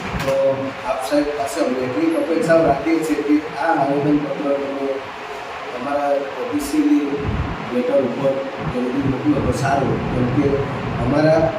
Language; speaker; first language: Gujarati; non-native, local second language; Kukna